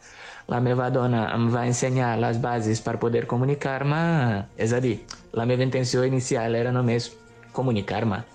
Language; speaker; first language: Catalan; non-native, fluent; Portuguese